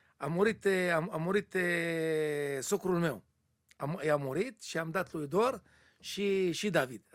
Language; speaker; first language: Romanian; non-native, learner; Hebrew